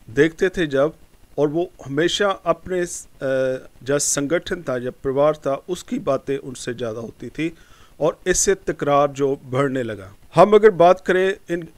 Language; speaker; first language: Hindi; non-native, local second language; Punjabi